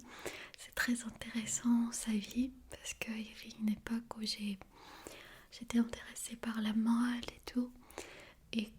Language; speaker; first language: French; non-native, fluent; Armenian